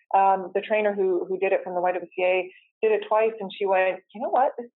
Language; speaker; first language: English; native; English